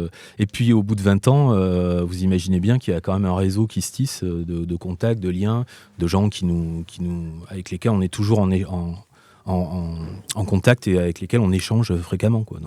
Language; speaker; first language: French; native; French